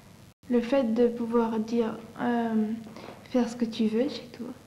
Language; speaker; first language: French; native; French